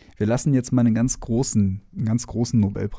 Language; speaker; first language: German; native; German